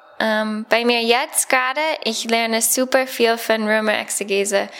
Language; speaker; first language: German; non-native, learner; English